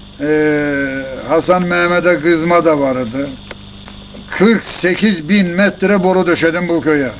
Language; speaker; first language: Turkish; native; Turkish